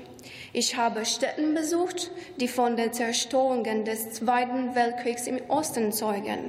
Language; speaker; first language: German; non-native, fluent; Romanian